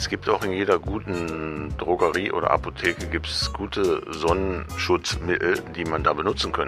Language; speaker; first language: German; native; German